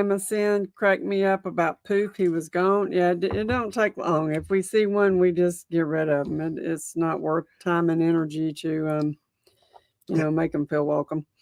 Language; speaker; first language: English; native; English